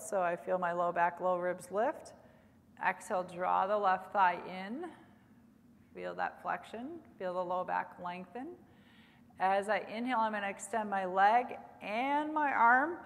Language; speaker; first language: English; native; English